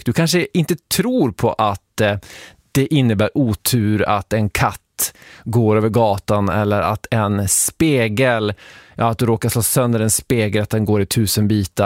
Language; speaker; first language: Swedish; native; Swedish